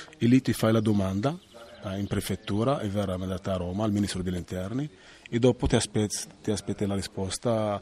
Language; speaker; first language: Italian; non-native, fluent; Arabic